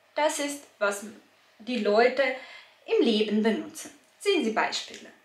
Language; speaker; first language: German; non-native, fluent; Russian